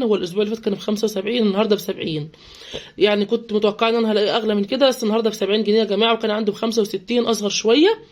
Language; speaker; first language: Arabic; native; Arabic